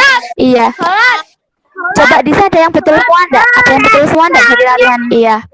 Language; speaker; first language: Indonesian; native; Indonesian